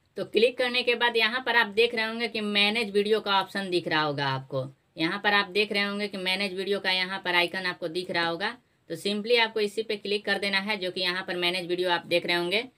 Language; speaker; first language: Hindi; native; Hindi